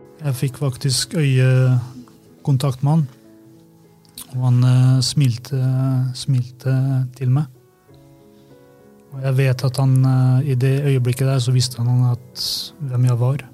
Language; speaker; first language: Norwegian; early bilingual, other home language; Albanian